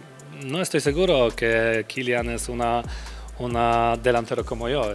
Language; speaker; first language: Spanish; non-native, learner; Polish